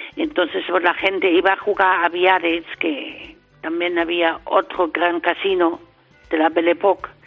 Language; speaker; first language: Spanish; non-native, fluent; German